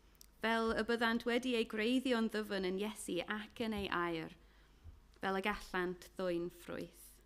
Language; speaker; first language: Welsh; non-native, fluent; English